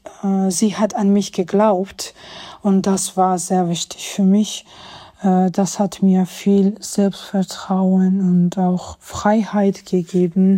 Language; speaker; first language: German; non-native, fluent; Georgian